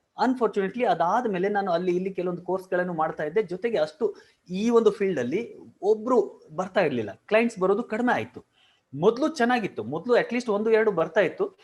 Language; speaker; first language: Kannada; non-native, local second language; Marwari